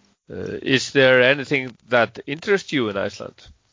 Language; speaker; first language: English; non-native, fluent; Icelandic